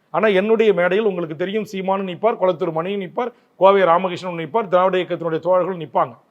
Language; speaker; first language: Tamil; native; Tamil